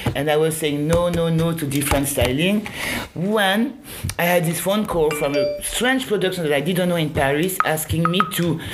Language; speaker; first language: English; non-native, fluent; French